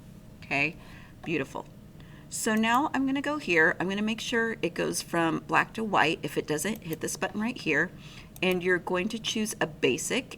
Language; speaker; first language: English; native; English